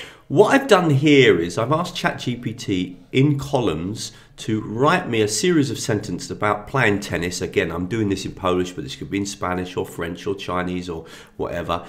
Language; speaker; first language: English; native; English